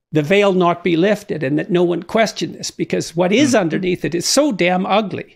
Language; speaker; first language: English; native; English